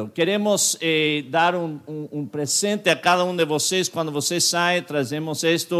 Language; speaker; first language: Portuguese; non-native, fluent; English